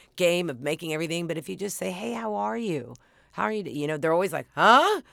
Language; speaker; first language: English; native; English